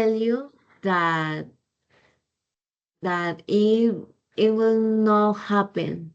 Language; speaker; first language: English; non-native, learner; Spanish